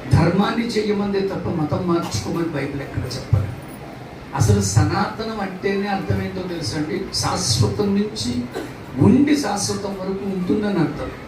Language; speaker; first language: Telugu; non-native, local second language; Tamil